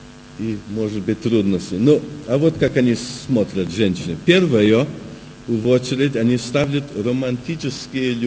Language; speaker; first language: Russian; early bilingual, heritage; Russian